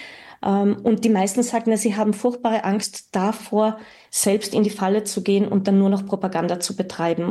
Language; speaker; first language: German; native; German